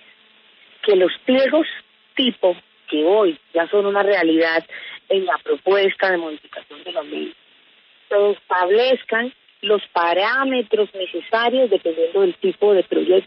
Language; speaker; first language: Spanish; native; Spanish